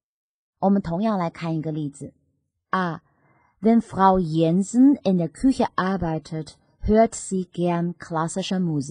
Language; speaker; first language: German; non-native, fluent; Chinese